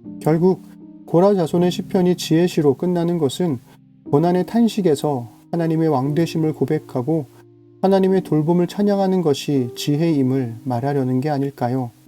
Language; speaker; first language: Korean; native; Korean